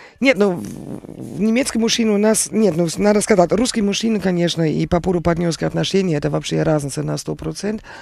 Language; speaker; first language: Russian; non-native, learner; German